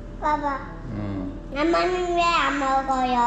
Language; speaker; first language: Korean; early bilingual, heritage; Korean